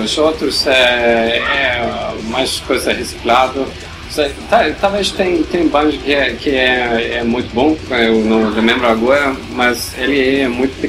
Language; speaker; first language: Portuguese; non-native, learner; Norwegian